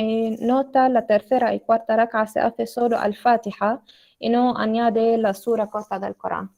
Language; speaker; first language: Spanish; non-native, learner; Arabic